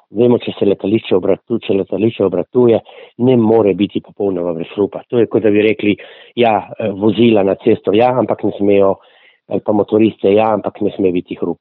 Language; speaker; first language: Slovenian; native; Slovenian